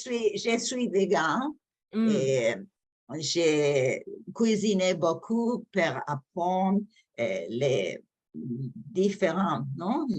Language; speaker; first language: French; non-native, learner; English